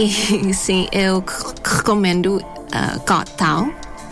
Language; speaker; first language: Portuguese; non-native, fluent; Thai